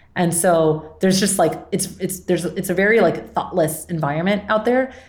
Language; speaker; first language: English; non-native, fluent; Spanish